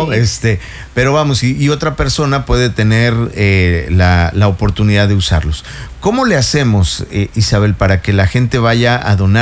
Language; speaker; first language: Spanish; native; Spanish